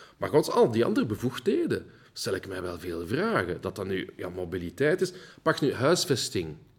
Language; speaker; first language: Dutch; early bilingual, heritage; Dutch